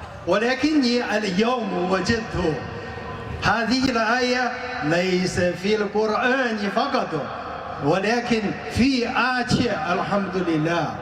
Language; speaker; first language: Arabic; non-native, fluent; Chinese